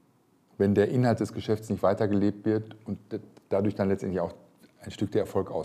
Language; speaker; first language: German; native; German